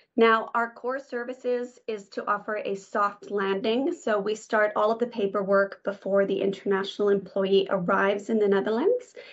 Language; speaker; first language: English; native; English